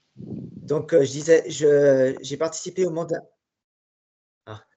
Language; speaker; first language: French; native; French